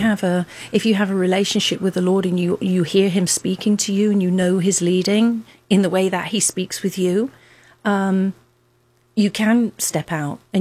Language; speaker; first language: English; native; English